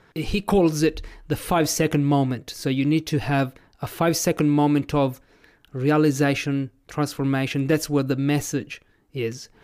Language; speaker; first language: English; non-native, fluent; Italian